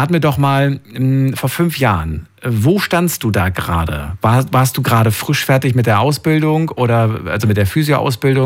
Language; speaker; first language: German; native; German